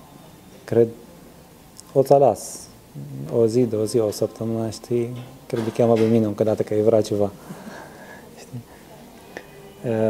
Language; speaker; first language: Romanian; non-native, learner; Arabic